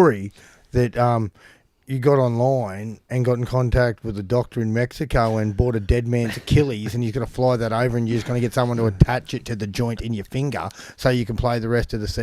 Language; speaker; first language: English; native; English